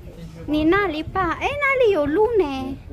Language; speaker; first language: Chinese; non-native, learner; Filipino